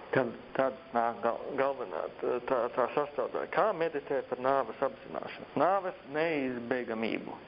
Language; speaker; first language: Latvian; early bilingual, heritage; Latvian